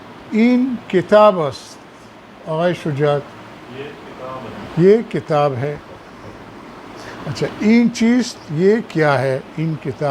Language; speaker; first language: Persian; non-native, fluent; Urdu